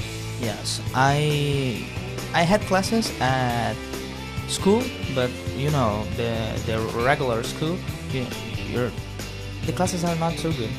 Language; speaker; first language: English; non-native, fluent; Portuguese